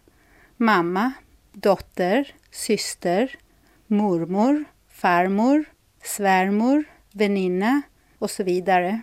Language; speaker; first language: Swedish; non-native, fluent; English